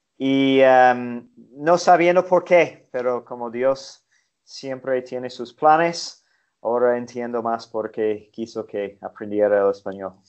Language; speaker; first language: Spanish; non-native, fluent; English